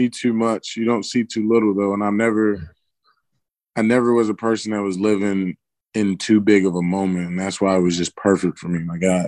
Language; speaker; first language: English; native; English